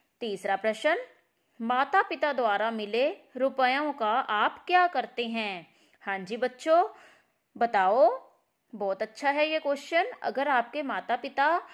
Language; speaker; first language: Hindi; non-native, local second language; Punjabi